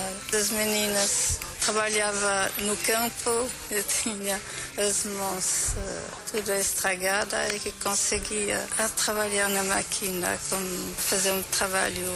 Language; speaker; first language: Portuguese; non-native, learner; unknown